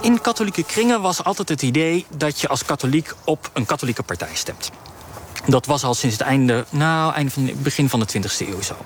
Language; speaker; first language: Dutch; native; Dutch